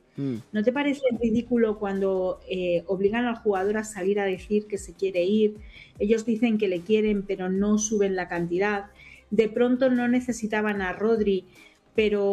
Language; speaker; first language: Spanish; native; Spanish